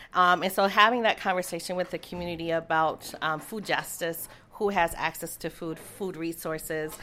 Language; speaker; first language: English; native; English